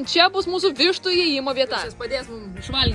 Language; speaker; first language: Lithuanian; native; Lithuanian